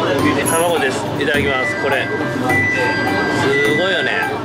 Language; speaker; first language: Japanese; native; Japanese